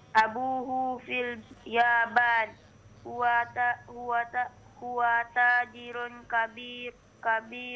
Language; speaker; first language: Arabic; non-native, learner; Indonesian